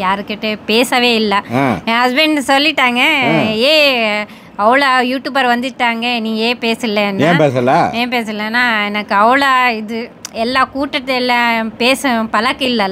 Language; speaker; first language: Tamil; non-native, learner; Kannada